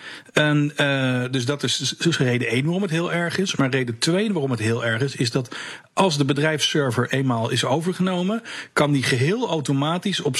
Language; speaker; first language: Dutch; native; Dutch